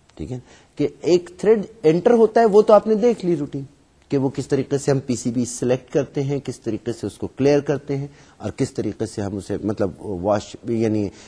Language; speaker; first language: Urdu; native; Urdu